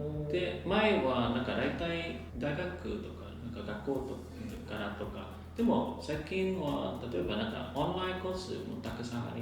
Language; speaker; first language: Japanese; non-native, learner; Vietnamese